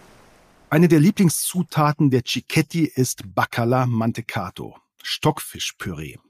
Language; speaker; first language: German; native; German